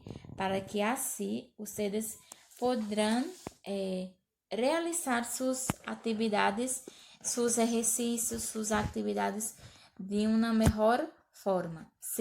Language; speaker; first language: Spanish; non-native, learner; Portuguese